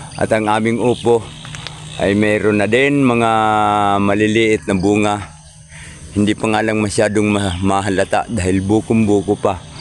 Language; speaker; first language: Filipino; non-native, local second language; Cebuano